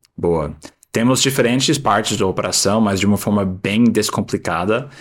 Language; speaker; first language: Portuguese; non-native, fluent; English